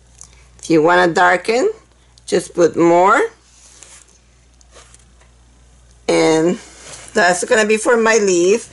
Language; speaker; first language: English; non-native, fluent; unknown